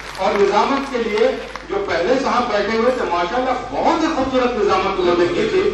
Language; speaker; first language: Urdu; native; Urdu